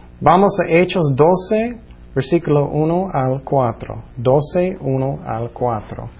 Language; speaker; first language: Spanish; non-native, fluent; English